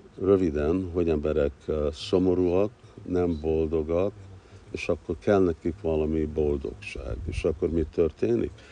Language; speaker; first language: Hungarian; early bilingual, heritage; Hungarian